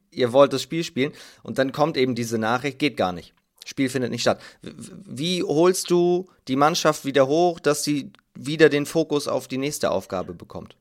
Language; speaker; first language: German; native; German